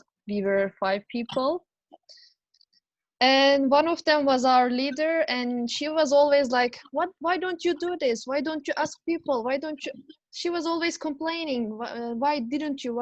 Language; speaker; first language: English; non-native, fluent; Turkish